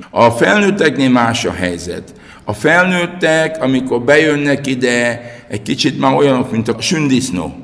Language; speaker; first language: Hungarian; native; Hungarian